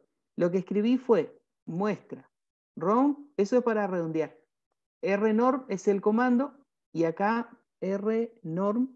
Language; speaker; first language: Spanish; native; Spanish